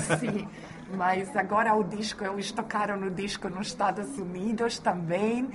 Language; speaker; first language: Portuguese; non-native, learner; Croatian